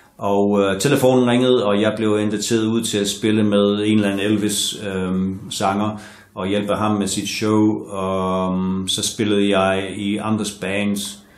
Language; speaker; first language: Danish; non-native, fluent; English